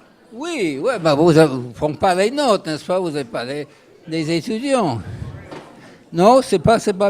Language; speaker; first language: French; non-native, fluent; English